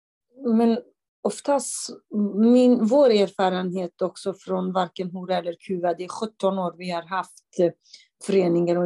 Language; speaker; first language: Swedish; non-native, fluent; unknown